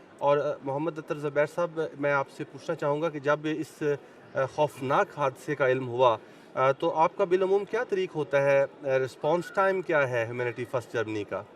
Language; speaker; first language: Urdu; native; Urdu